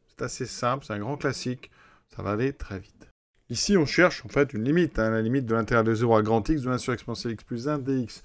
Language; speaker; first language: French; native; French